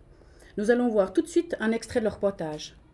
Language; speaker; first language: French; native; French